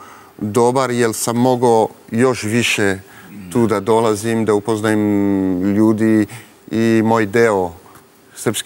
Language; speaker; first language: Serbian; early bilingual, heritage; French